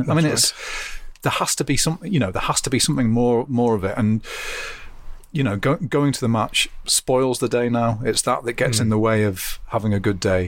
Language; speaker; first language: English; native; English